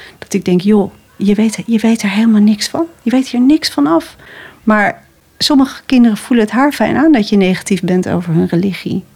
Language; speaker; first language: Dutch; native; Dutch